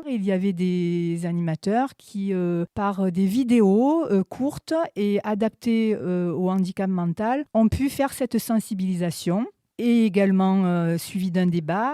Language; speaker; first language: French; native; French